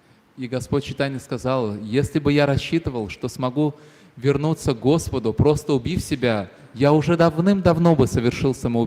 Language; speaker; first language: Russian; native; Russian